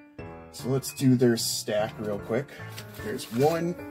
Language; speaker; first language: English; native; English